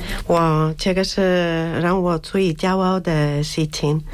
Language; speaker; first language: Chinese; non-native, fluent; Spanish